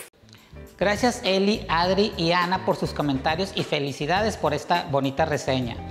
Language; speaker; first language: Spanish; native; Spanish